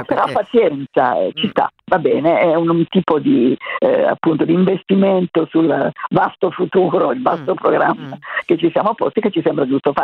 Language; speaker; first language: Italian; native; Italian